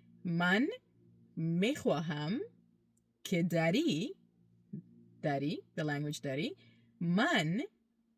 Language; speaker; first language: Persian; early bilingual, heritage; Persian